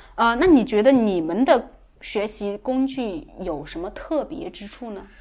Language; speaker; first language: Chinese; native; Chinese